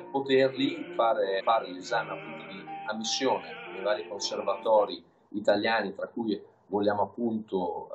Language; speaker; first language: Italian; native; Italian